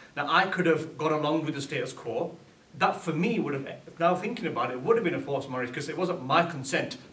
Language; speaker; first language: English; early bilingual, other home language; Urdu